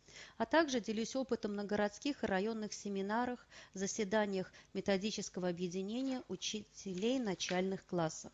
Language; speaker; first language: Russian; native; Russian